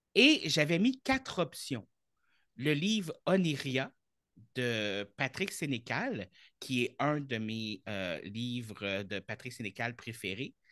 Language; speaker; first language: French; native; French